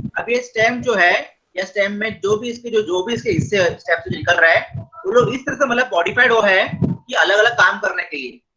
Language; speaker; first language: Hindi; non-native, local second language; Marathi